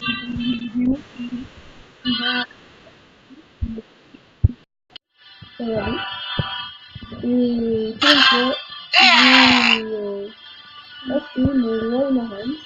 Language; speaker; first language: French; native; French